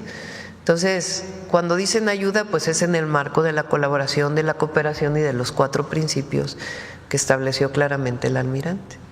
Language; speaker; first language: Spanish; native; Spanish